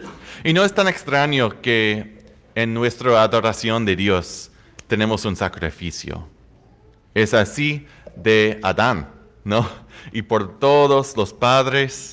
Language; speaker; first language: Spanish; non-native, fluent; English